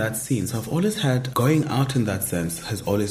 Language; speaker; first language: English; non-native, local second language; Xhosa